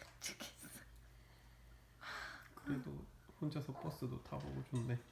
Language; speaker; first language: Korean; native; Korean